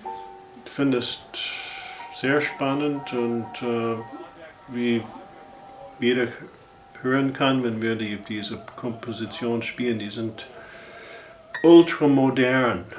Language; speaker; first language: German; non-native, fluent; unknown